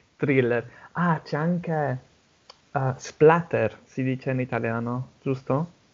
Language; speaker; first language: Italian; non-native, fluent; English